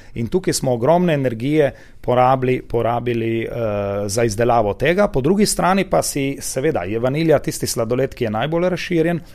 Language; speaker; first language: Slovenian; native; Slovenian